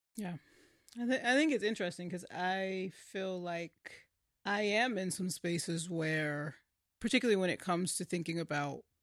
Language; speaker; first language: English; native; English